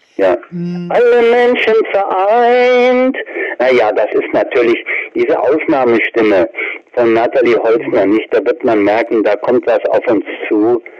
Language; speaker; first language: German; early bilingual, other home language; Italian